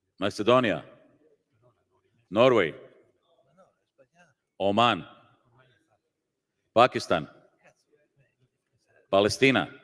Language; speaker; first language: English; non-native, fluent; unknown